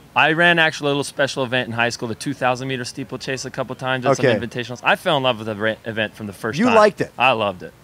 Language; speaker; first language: English; native; English